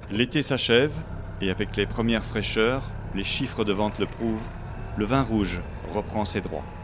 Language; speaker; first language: French; native; French